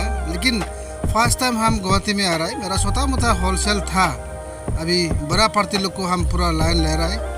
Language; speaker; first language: Hindi; non-native, local second language; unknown